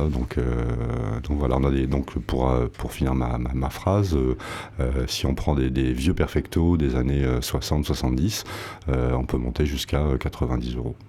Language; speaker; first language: French; native; French